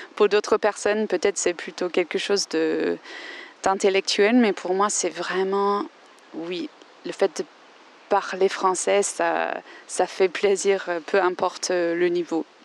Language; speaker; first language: French; non-native, fluent; English